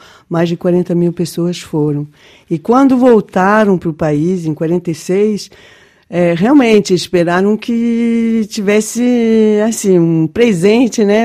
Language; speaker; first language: Portuguese; non-native, fluent; French